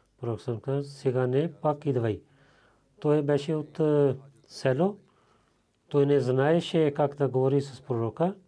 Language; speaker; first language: Bulgarian; non-native, learner; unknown